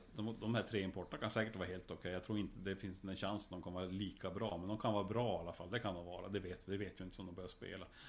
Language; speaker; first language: Swedish; native; Swedish